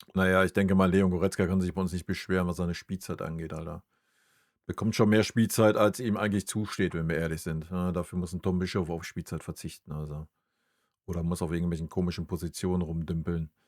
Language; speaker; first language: German; native; German